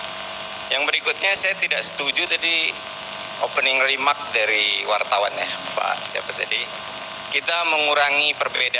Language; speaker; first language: Indonesian; native; Indonesian